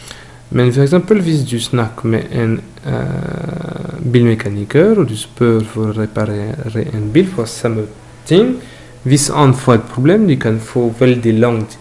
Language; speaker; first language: Norwegian; non-native, learner; French